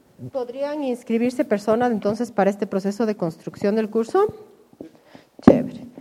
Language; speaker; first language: Spanish; native; Spanish